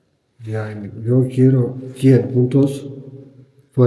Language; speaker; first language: Spanish; non-native, learner; Turkish